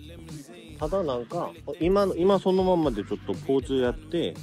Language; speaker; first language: Japanese; non-native, fluent; Korean